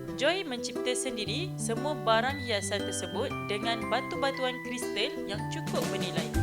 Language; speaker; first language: Malay; native; Malay